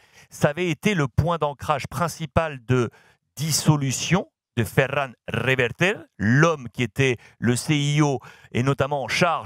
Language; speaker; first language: French; native; French